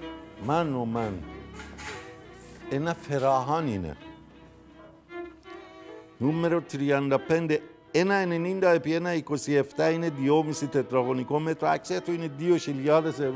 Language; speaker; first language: Greek; non-native, fluent; Persian